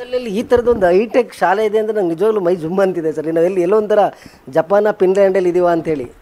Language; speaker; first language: Kannada; native; Kannada